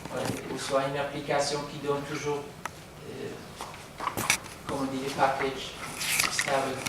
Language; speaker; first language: French; non-native, learner; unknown